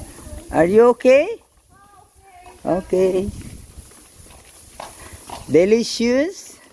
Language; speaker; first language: English; non-native, local second language; Filipino